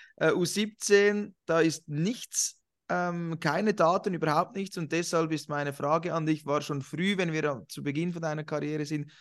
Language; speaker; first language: German; native; German